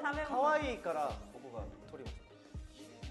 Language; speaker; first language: Japanese; non-native, learner; Korean